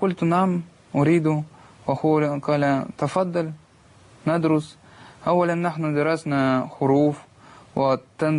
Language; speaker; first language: Arabic; non-native, learner; Russian